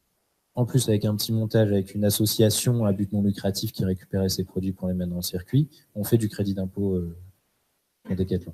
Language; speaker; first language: French; native; French